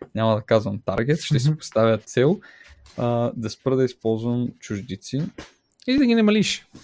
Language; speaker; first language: Bulgarian; native; Bulgarian